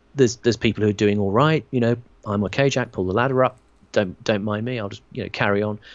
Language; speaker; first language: English; native; English